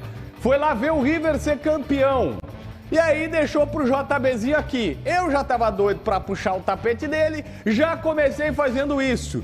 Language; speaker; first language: Portuguese; native; Portuguese